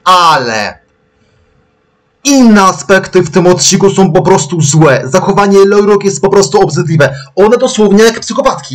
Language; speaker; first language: Polish; native; Polish